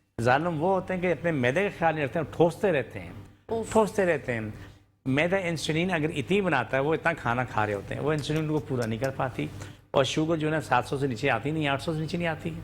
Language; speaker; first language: Urdu; non-native, local second language; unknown